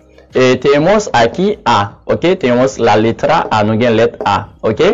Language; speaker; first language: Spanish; non-native, learner; Haitian Creole